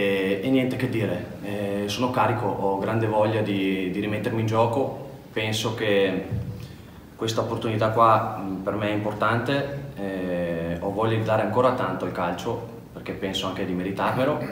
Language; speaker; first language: Italian; native; Italian